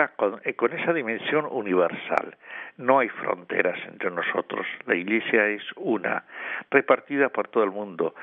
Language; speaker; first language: Spanish; native; Spanish